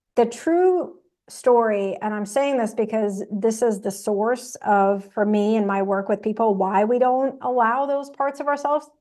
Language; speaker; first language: English; non-native, fluent; Russian